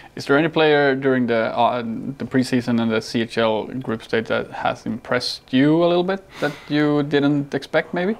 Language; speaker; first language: English; non-native, fluent; Swedish